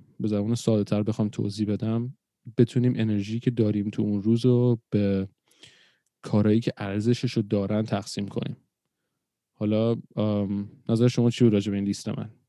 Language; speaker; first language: Persian; early bilingual, other home language; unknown